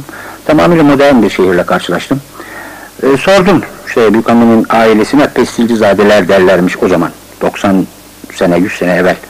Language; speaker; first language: Turkish; native; Turkish